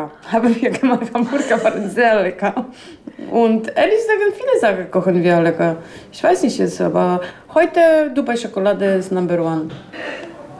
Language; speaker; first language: German; non-native, learner; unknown